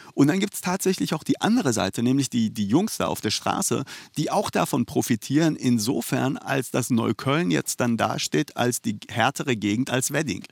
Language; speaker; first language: German; early bilingual, other home language; Persian